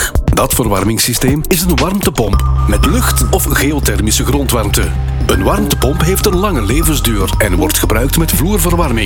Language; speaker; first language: Dutch; native; Dutch